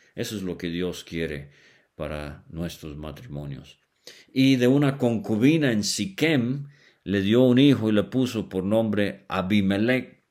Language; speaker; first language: Spanish; native; Spanish